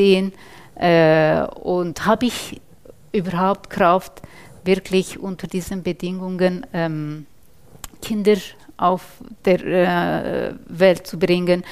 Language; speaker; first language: German; non-native, fluent; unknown